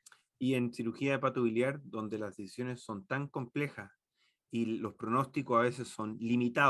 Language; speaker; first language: Spanish; native; Spanish